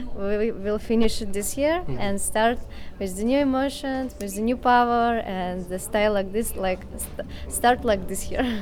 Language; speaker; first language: English; non-native, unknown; Russian